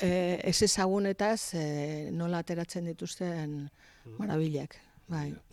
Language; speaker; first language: Basque; native; Basque